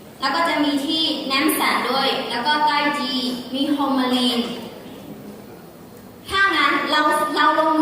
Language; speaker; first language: Thai; non-native, fluent; Burmese